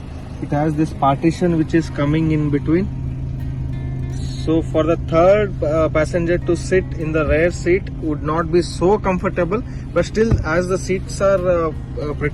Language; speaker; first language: English; non-native, local second language; Kannada